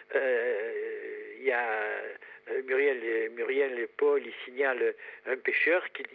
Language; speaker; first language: French; native; French